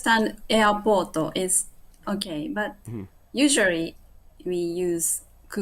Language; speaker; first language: English; non-native, learner; Japanese